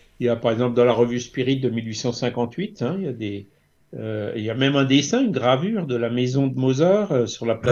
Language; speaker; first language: French; native; French